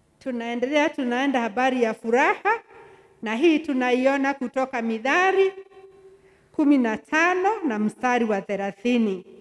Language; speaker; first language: Swahili; non-native, local second language; Kikuyu